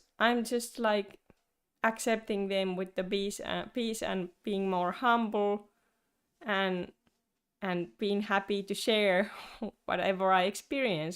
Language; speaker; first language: English; non-native, fluent; Finnish